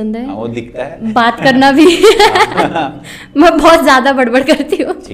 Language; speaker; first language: Hindi; non-native, local second language; Marathi